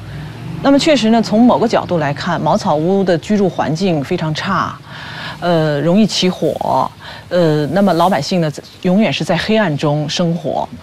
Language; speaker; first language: Chinese; native; Chinese